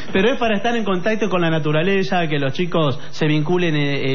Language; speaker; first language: Spanish; native; Spanish